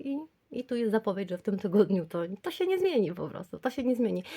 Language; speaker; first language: Polish; native; Polish